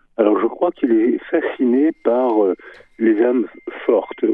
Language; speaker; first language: French; native; French